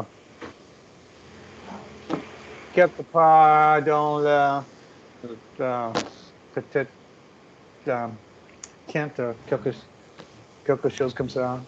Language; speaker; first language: French; non-native, learner; English